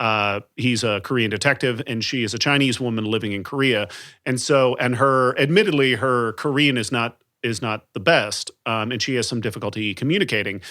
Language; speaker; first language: English; native; English